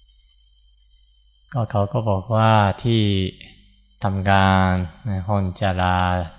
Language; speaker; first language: Thai; non-native, fluent; Japanese